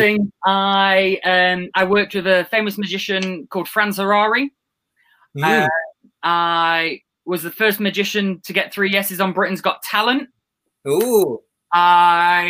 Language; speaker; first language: English; native; English